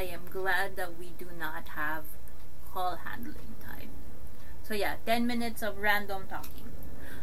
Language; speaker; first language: English; non-native, local second language; Filipino